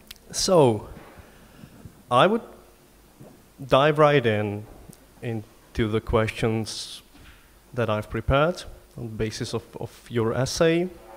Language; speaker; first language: English; non-native, fluent; Slovak